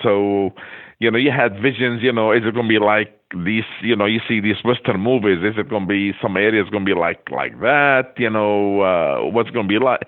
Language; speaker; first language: English; non-native, fluent; Hebrew